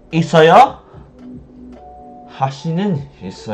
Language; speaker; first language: Korean; non-native, learner; English